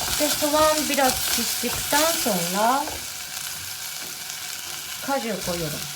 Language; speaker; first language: Turkish; non-native, fluent; Japanese